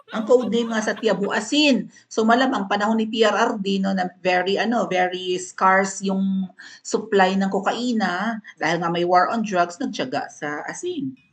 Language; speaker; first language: Filipino; non-native, local second language; Cebuano